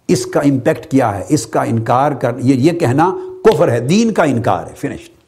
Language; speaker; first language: Urdu; native; Urdu